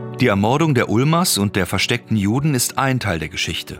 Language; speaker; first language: German; native; German